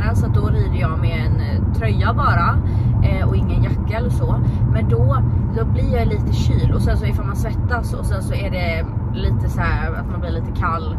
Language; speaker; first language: Swedish; native; Swedish